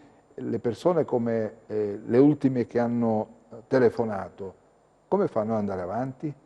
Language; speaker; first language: Italian; native; Italian